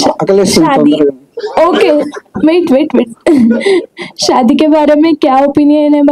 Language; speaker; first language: Hindi; non-native, local second language; Marathi